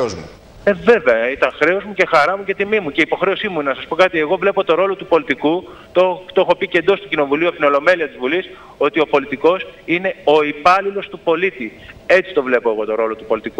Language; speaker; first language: Greek; native; Greek